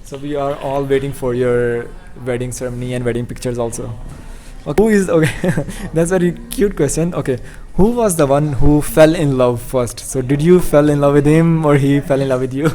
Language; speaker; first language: English; non-native, local second language; Urdu